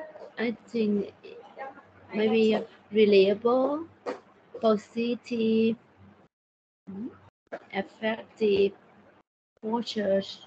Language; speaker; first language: English; non-native, learner; Thai